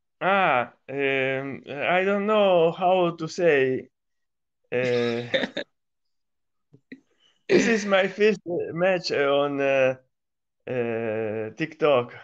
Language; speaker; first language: English; non-native, learner; Italian